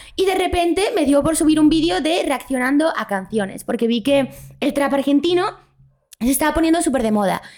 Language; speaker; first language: Spanish; early bilingual, other home language; Polish